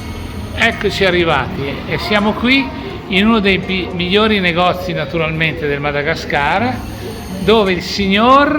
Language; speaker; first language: Italian; native; Italian